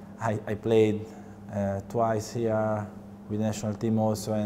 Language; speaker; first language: English; non-native, learner; Italian